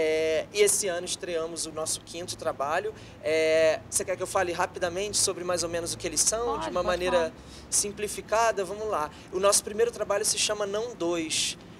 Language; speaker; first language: Portuguese; native; Portuguese